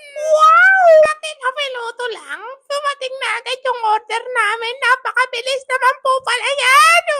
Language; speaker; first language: Filipino; native; Filipino